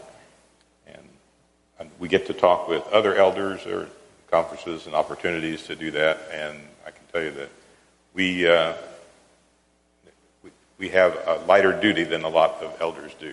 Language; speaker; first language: English; native; English